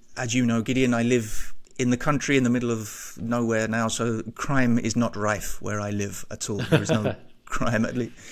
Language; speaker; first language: English; native; English